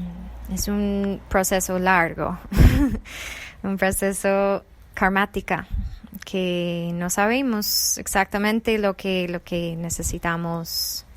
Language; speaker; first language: Spanish; non-native, fluent; English